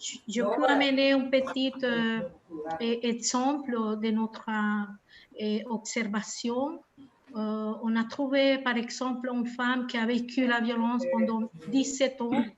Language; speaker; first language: French; non-native, fluent; Spanish